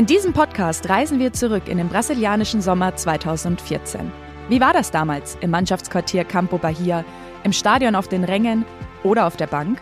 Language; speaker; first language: German; native; German